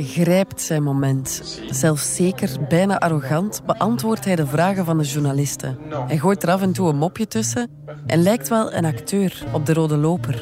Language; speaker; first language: Dutch; native; Dutch